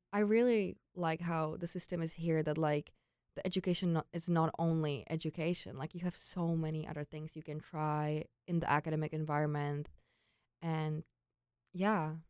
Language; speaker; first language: English; non-native, fluent; Czech